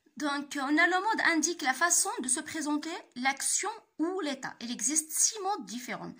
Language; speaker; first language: French; non-native, local second language; Arabic